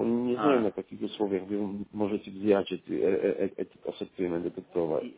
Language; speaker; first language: Russian; non-native, learner; Polish